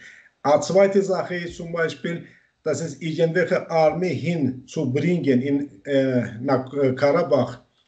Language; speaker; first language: German; non-native, learner; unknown